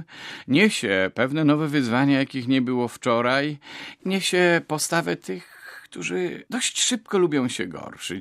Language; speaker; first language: Polish; native; Polish